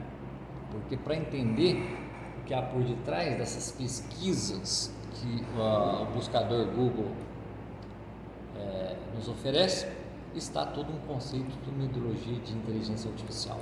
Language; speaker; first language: Portuguese; native; Portuguese